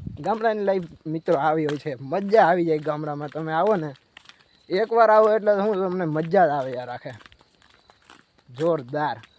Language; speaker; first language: Gujarati; non-native, local second language; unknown